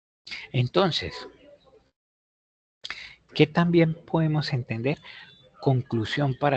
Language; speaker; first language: Spanish; native; Spanish